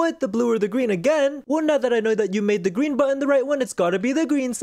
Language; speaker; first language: English; native; English